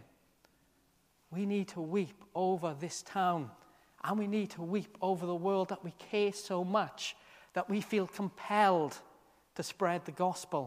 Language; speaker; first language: English; native; English